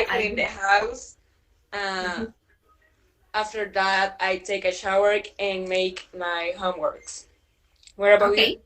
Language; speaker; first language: English; non-native, learner; Spanish